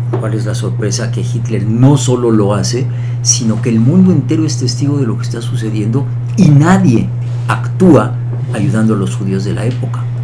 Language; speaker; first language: Spanish; early bilingual, other home language; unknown